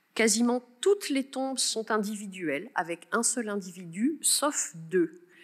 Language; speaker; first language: French; native; French